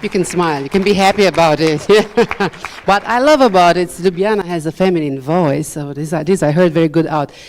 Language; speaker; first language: English; non-native, fluent; Romanian